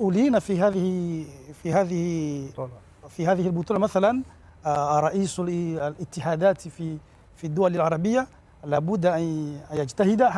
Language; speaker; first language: Arabic; non-native, local second language; Comorian